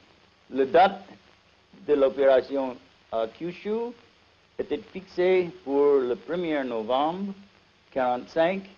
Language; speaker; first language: French; non-native, fluent; English